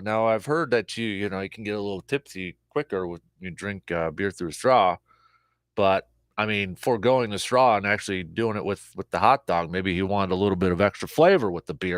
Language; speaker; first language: English; native; English